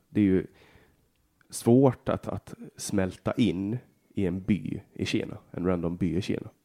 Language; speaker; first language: Swedish; native; Swedish